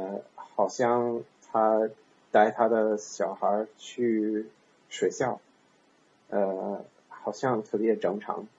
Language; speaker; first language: Chinese; non-native, learner; English